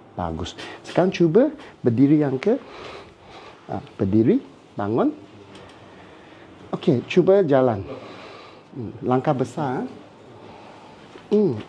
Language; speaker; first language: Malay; non-native, local second language; Cantonese